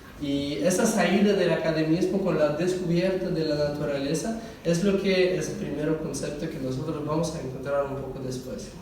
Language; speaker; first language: Spanish; non-native, fluent; Russian